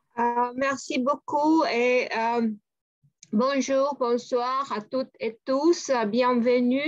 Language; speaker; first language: French; non-native, fluent; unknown